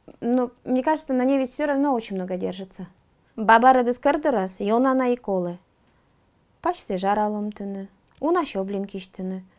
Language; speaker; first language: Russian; non-native, local second language; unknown